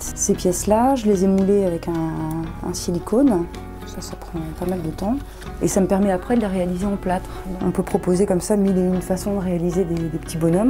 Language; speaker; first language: French; native; French